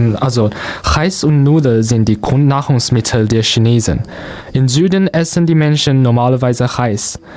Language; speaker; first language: German; non-native, learner; Cantonese